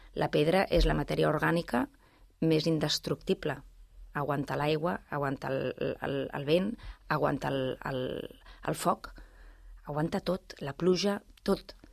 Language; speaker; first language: Catalan; non-native, local second language; Spanish